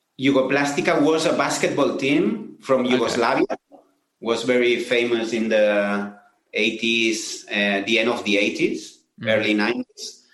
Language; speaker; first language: English; non-native, learner; Spanish